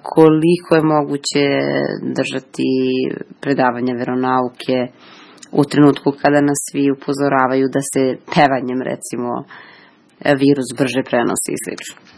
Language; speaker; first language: Serbian; native; Serbian